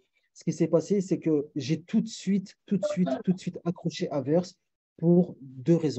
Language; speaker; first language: French; native; French